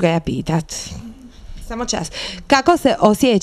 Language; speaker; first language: Croatian; native; Croatian